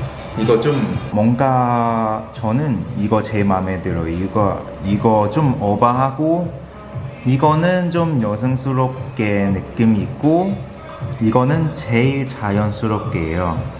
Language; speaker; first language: Korean; non-native, fluent; Cantonese